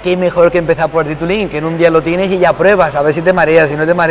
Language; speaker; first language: Spanish; native; Spanish